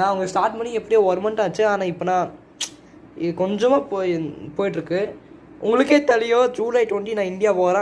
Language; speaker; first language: Tamil; early bilingual, heritage; Tamil